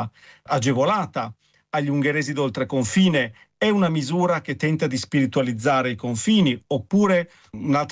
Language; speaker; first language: Italian; native; Italian